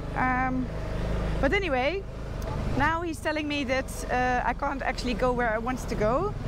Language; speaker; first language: English; non-native, fluent; Dutch